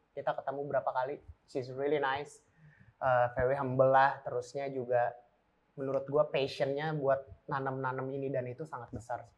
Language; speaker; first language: Indonesian; native; Indonesian